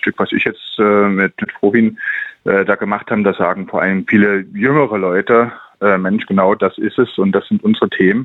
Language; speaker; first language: German; native; German